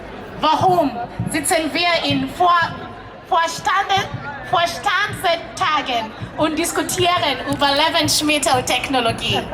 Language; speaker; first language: German; non-native, learner; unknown